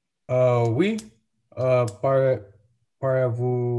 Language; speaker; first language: French; non-native, learner; English